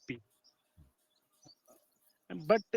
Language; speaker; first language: English; non-native, learner; Hindi